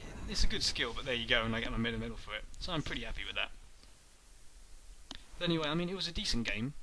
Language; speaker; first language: English; native; English